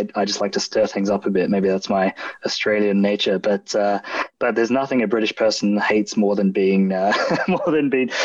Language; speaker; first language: English; native; English